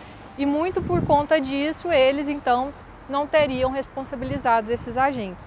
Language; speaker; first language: Portuguese; native; Portuguese